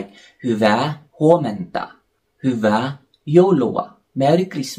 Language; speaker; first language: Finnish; non-native, learner; Filipino